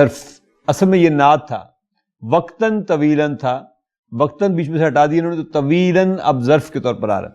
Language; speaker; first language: Urdu; native; Urdu